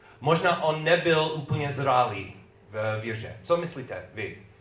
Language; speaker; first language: Czech; non-native, learner; English